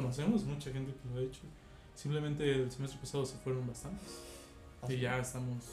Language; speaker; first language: Spanish; native; Spanish